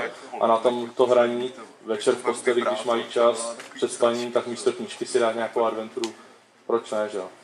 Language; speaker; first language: Czech; native; Czech